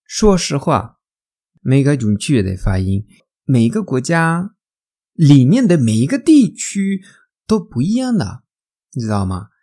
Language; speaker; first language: Chinese; non-native, fluent; Spanish